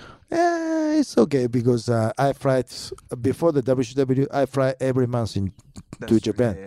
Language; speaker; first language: English; non-native, learner; Japanese